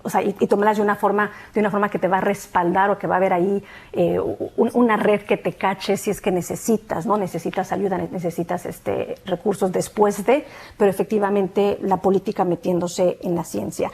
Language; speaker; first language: Spanish; native; Spanish